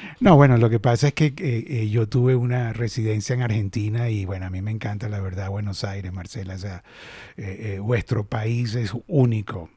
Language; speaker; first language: Spanish; native; Spanish